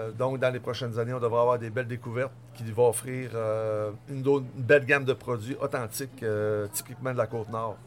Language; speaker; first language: French; native; French